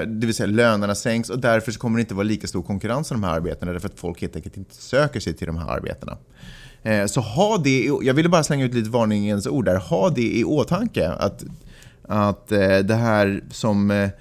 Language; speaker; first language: Swedish; native; Swedish